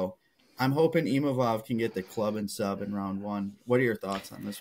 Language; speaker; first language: English; native; English